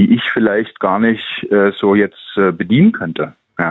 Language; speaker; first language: German; native; German